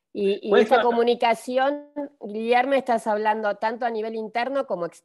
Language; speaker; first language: Spanish; native; Spanish